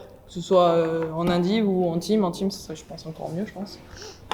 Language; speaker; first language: French; native; French